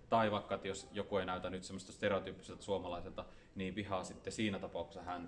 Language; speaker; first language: Finnish; native; Finnish